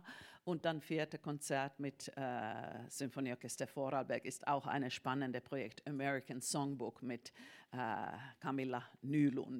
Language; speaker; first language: German; non-native, fluent; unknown